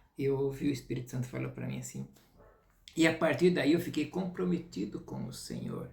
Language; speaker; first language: Portuguese; native; Portuguese